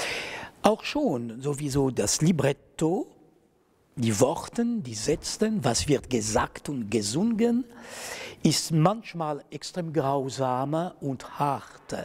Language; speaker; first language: German; non-native, fluent; French